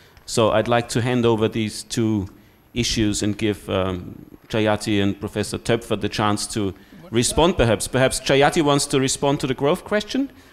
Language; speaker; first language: English; non-native, fluent; German